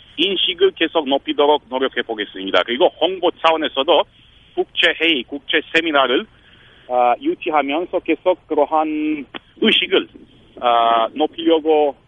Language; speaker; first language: Korean; non-native, fluent; Romanian